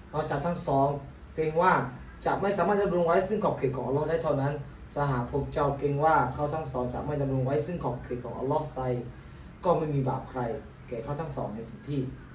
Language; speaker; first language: Thai; non-native, local second language; Pattani Malay